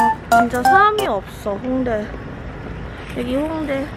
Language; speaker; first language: Korean; non-native, fluent; Thai